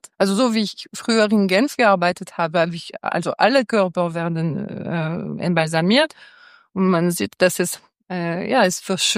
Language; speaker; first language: German; non-native, local second language; French